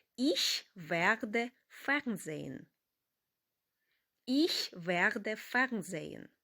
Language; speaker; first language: German; non-native, fluent; Ukrainian